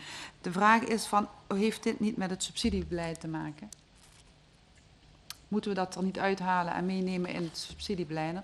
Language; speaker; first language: Dutch; native; Dutch